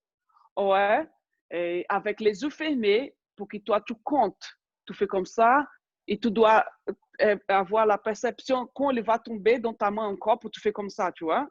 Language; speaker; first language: French; non-native, fluent; Portuguese